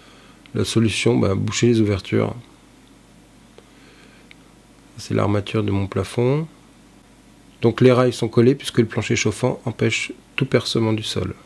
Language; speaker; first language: French; native; French